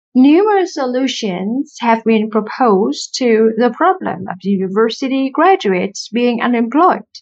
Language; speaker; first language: English; non-native, fluent; Vietnamese